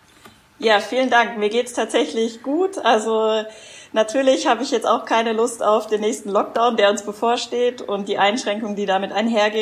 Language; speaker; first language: German; native; German